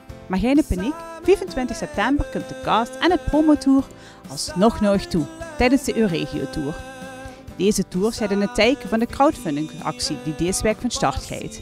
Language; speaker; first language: Dutch; native; Dutch